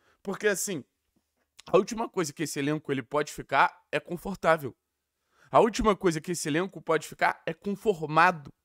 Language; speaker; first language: Portuguese; native; Portuguese